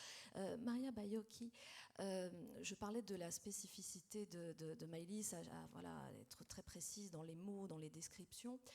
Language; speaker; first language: French; native; French